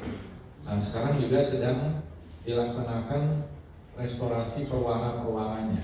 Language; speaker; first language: Indonesian; native; Indonesian